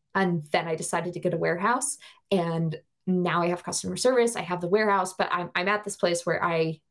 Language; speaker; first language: English; native; English